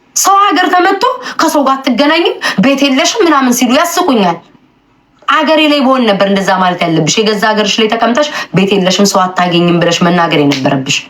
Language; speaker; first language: Amharic; native; Amharic